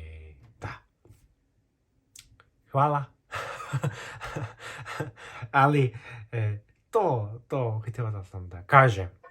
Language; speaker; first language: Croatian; non-native, fluent; Korean